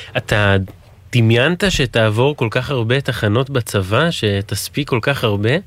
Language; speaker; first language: Hebrew; native; Hebrew